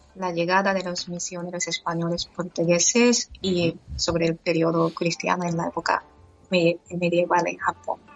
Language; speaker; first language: Spanish; non-native, fluent; Japanese